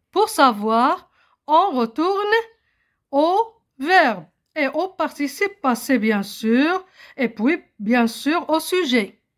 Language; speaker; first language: French; non-native, local second language; Arabic